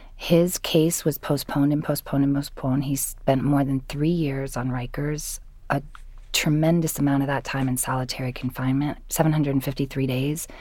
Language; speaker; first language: English; native; English